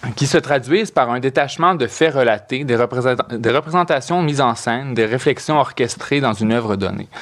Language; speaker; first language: French; native; French